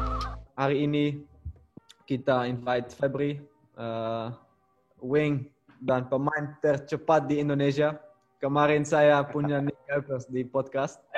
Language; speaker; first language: Indonesian; non-native, learner; Dutch